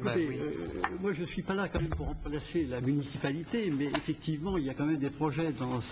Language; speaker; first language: French; native; French